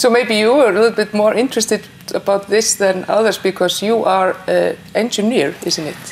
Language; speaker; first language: English; non-native, fluent; Icelandic